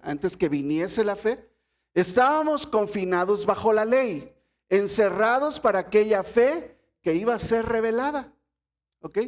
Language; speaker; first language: Spanish; native; Spanish